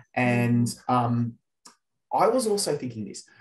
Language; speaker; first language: English; native; English